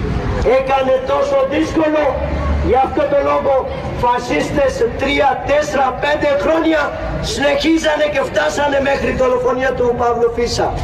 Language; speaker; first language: Greek; non-native, fluent; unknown